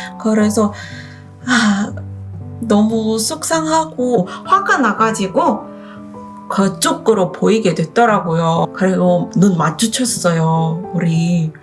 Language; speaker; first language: Korean; non-native, fluent; Indonesian